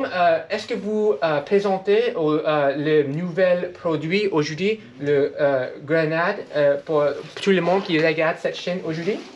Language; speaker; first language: French; non-native, learner; English